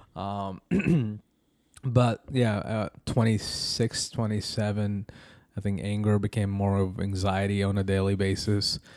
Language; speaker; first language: English; early bilingual, other home language; Arabic